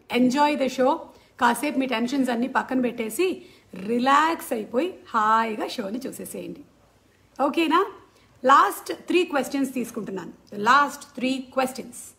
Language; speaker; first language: Telugu; non-native, local second language; Malayalam